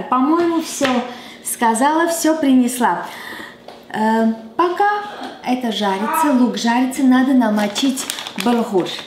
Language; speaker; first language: Russian; non-native, local second language; Armenian